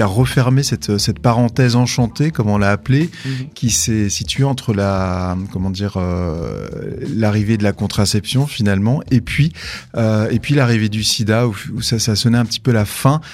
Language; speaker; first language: French; native; French